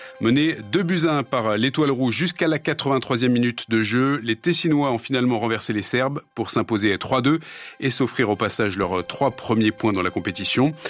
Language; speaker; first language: French; native; French